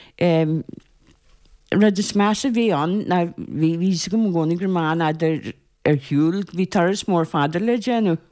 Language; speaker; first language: Irish; native; Irish